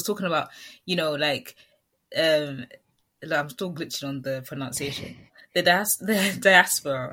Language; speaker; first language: English; native; English